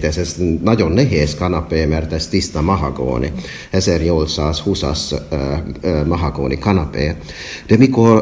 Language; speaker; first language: Hungarian; non-native, fluent; Finnish